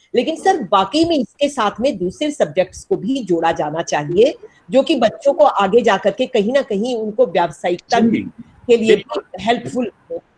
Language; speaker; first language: Hindi; native; Hindi